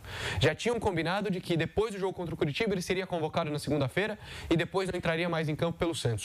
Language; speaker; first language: Portuguese; native; Portuguese